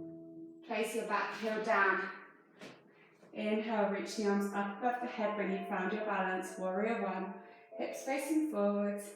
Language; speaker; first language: English; native; English